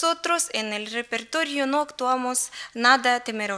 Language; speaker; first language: Spanish; non-native, learner; Russian